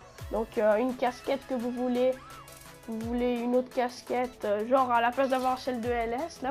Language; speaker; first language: French; native; French